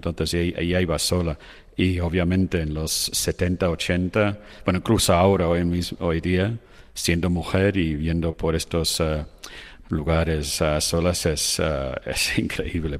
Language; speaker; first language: Spanish; non-native, fluent; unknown